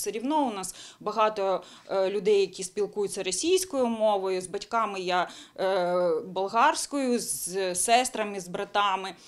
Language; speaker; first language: Ukrainian; non-native, local second language; Bulgarian